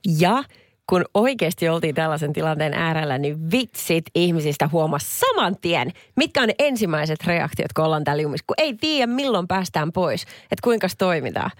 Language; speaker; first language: Finnish; native; Finnish